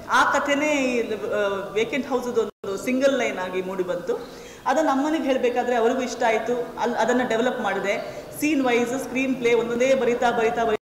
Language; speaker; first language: Kannada; non-native, local second language; Konkani